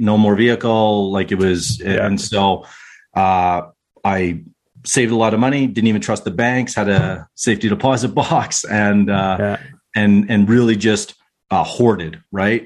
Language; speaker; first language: English; native; English